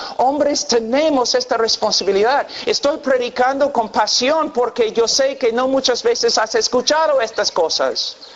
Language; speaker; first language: Spanish; non-native, fluent; English